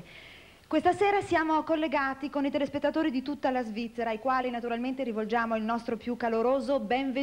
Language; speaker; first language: Italian; native; Italian